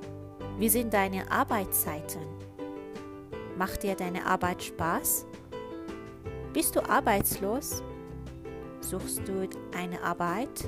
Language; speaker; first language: German; non-native, fluent; Persian